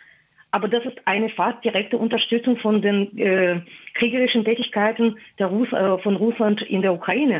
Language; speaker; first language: German; non-native, fluent; Russian